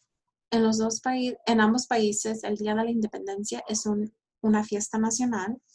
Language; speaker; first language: Spanish; early bilingual, heritage; Spanish